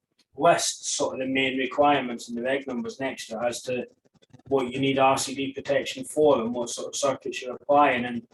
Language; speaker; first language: English; native; English